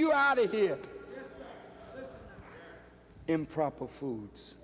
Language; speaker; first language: English; native; English